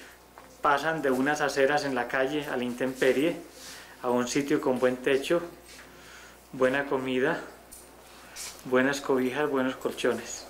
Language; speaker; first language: Spanish; native; Spanish